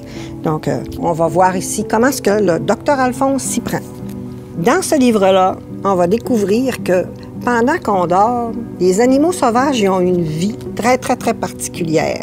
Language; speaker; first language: French; native; French